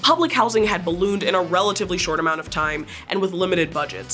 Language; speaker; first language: English; native; English